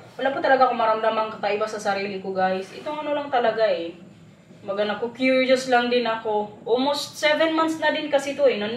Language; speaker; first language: Filipino; non-native, local second language; Waray